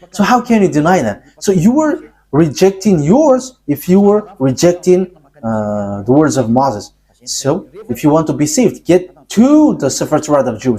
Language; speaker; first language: English; non-native, fluent; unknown